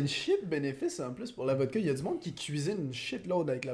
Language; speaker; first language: French; native; French